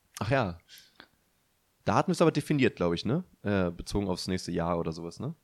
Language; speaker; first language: German; native; German